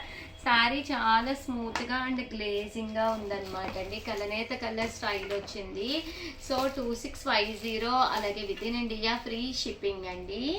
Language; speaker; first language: Telugu; native; Telugu